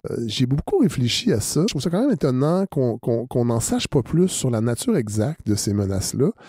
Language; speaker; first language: French; native; French